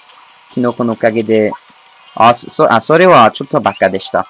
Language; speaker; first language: Japanese; non-native, learner; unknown